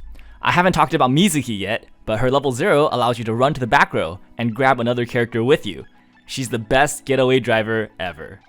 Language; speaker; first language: English; native; English